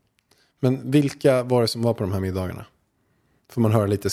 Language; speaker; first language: Swedish; native; Swedish